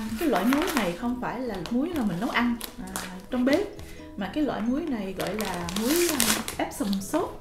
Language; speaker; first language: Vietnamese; early bilingual, heritage; Vietnamese